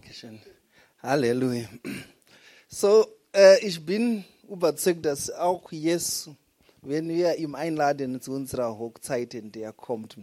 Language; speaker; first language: German; non-native, fluent; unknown